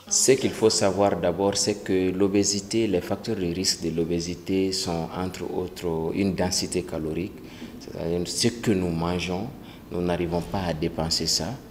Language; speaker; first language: French; non-native, local second language; Bambara